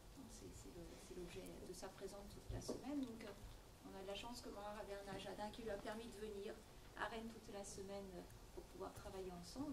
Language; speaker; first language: French; native; French